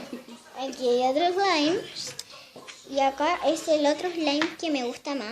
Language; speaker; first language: Spanish; native; Spanish